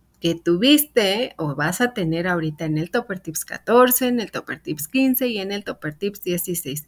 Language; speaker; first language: Spanish; native; Spanish